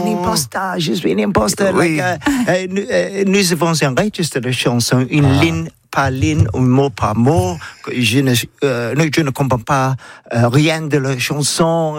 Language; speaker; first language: French; non-native, learner; English